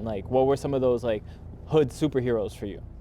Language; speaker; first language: English; native; English